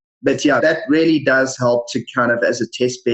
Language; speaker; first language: English; native; English